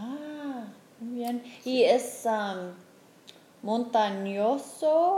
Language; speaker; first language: Spanish; non-native, fluent; English